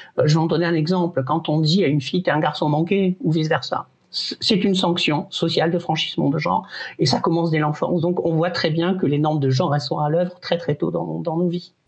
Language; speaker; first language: French; native; French